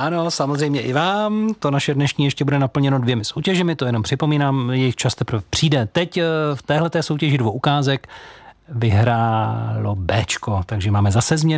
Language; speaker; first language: Czech; native; Czech